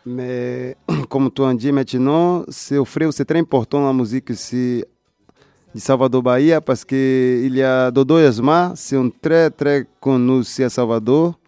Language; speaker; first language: French; non-native, learner; Portuguese